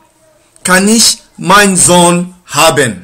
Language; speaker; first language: German; non-native, learner; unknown